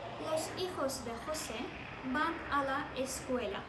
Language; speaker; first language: Spanish; non-native, fluent; Turkish